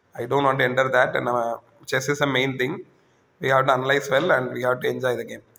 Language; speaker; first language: English; non-native, local second language; Tamil